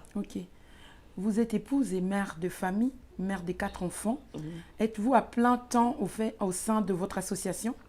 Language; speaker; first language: French; non-native, local second language; Lingala